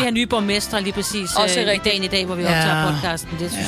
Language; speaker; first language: Danish; native; Danish